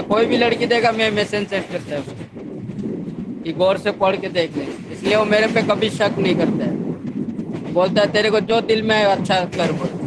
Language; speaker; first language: Hindi; non-native, local second language; Odia